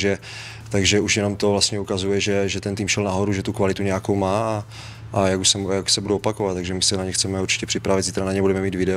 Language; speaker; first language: Czech; native; Czech